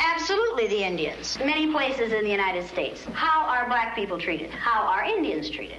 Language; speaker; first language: English; native; English